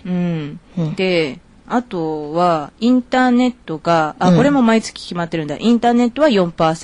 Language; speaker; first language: Japanese; native; Japanese